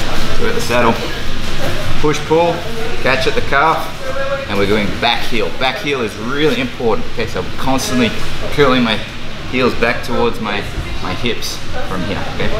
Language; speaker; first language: English; native; English